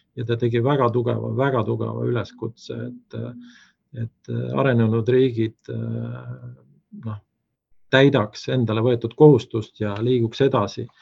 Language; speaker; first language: Estonian; native; Estonian